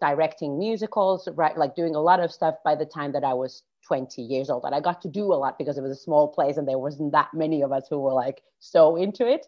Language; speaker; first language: English; non-native, fluent; Finnish